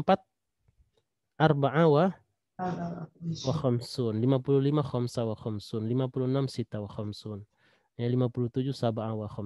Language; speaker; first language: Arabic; non-native, fluent; Indonesian